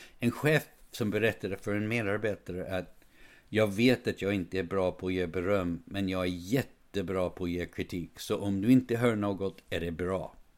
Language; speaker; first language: Swedish; non-native, fluent; English